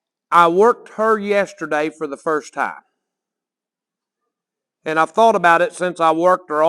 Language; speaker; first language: English; native; English